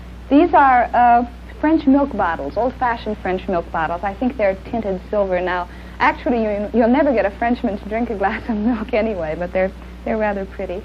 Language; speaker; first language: English; native; English